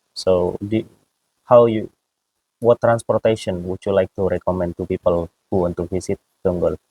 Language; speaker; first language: English; non-native, fluent; Indonesian